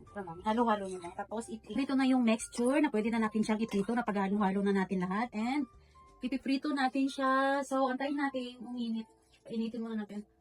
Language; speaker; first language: Filipino; non-native, local second language; Cebuano